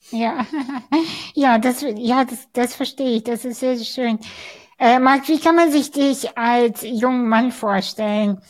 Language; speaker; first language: German; early bilingual, other home language; Russian